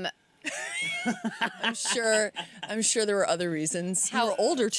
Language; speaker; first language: English; native; English